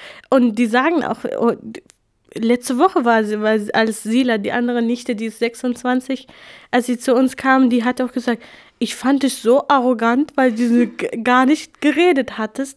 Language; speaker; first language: German; non-native, fluent; Kurdish